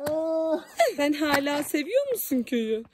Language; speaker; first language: Turkish; native; Turkish